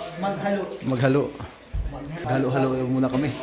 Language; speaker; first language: Filipino; native; Filipino